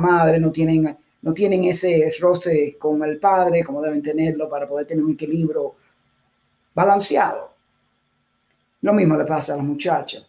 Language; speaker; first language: Spanish; early bilingual, heritage; Spanish